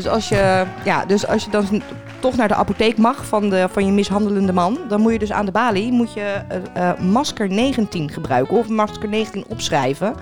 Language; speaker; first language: Dutch; native; Dutch